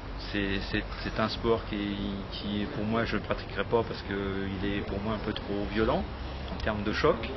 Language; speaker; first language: French; native; French